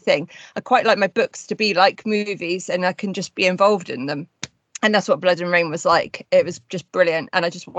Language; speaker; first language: English; native; English